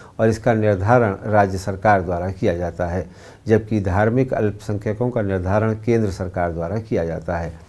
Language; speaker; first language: Hindi; native; Hindi